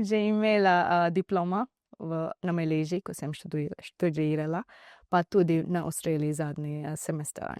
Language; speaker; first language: Slovenian; non-native, learner; Divehi